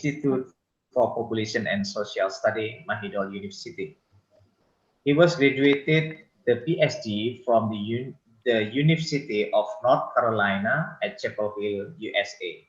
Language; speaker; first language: English; non-native, local second language; Indonesian